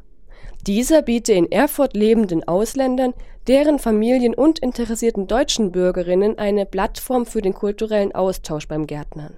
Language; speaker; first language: German; non-native, fluent; Chinese